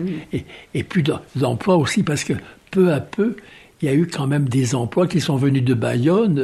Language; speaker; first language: French; native; French